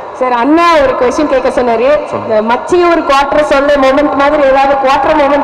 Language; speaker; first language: Tamil; native; Tamil